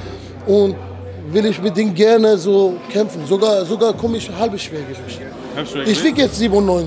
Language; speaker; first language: German; non-native, fluent; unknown